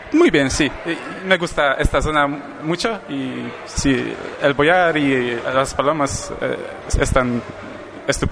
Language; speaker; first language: Spanish; non-native, learner; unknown